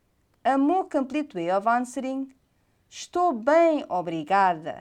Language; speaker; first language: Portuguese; non-native, fluent; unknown